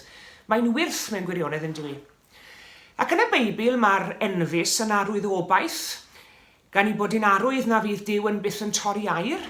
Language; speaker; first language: Welsh; native; Welsh